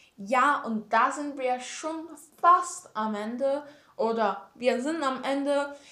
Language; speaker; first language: German; non-native, learner; Czech